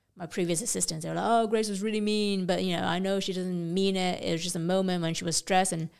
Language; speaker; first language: English; non-native, local second language; Cantonese